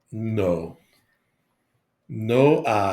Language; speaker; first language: Spanish; non-native, learner; English